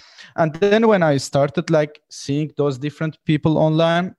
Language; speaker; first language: English; non-native, fluent; Armenian